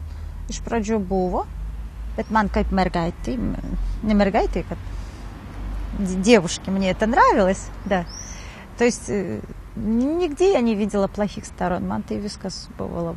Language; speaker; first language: Lithuanian; non-native, learner; Kazakh